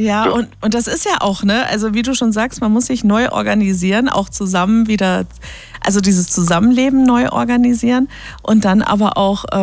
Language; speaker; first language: German; native; German